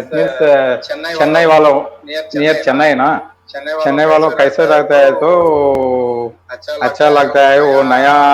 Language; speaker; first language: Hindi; non-native, local second language; Telugu